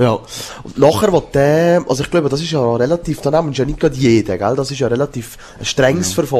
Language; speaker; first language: German; native; German